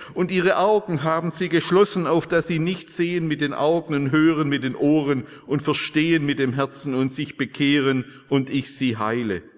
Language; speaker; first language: German; native; German